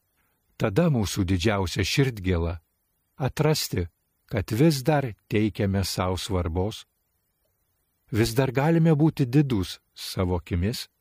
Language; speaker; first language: Lithuanian; native; Lithuanian